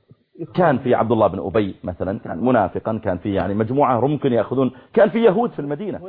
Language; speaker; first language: Arabic; native; Arabic